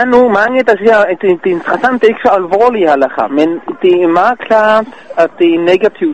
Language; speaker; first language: Danish; non-native, fluent; Hebrew